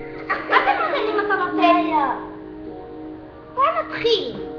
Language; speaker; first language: Hebrew; early bilingual, other home language; Russian